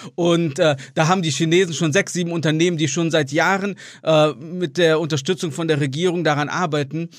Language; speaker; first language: German; native; German